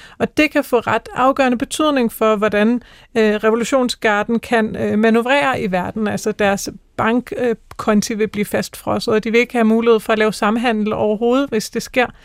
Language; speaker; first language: Danish; native; Danish